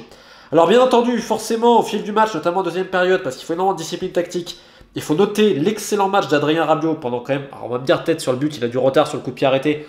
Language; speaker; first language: French; native; French